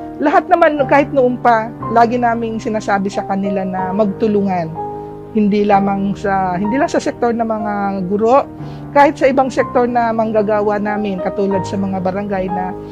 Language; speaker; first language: Filipino; native; Filipino